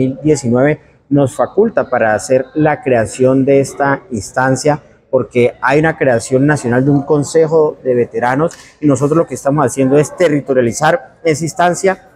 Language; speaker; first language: Spanish; native; Spanish